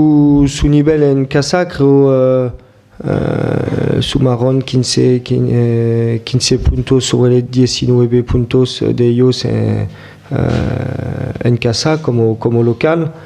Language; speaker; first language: Spanish; non-native, fluent; French